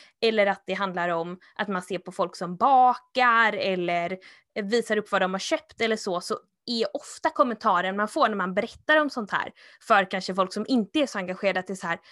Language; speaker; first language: Swedish; native; Swedish